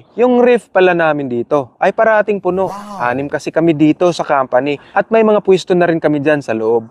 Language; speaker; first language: Filipino; non-native, local second language; Cebuano